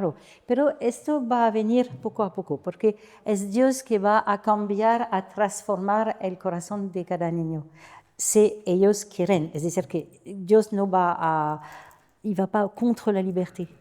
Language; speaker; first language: Spanish; non-native, fluent; French